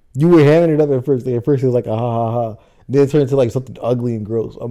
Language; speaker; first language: English; native; English